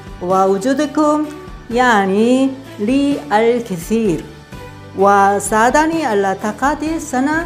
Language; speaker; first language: Arabic; non-native, learner; Korean